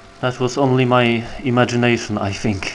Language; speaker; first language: English; non-native, learner; Polish